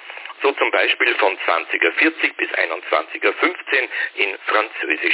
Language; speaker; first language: German; native; German